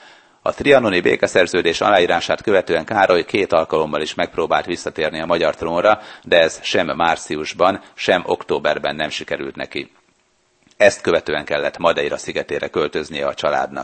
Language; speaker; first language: Hungarian; native; Hungarian